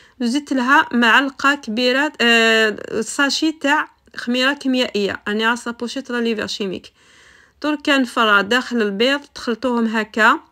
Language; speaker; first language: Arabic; non-native, local second language; Kabyle